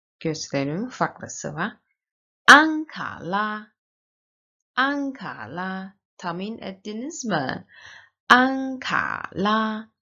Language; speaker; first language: Turkish; non-native, learner; Chinese